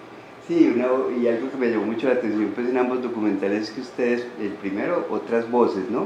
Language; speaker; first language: Spanish; native; Spanish